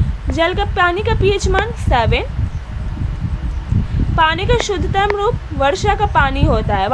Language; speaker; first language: Hindi; native; Hindi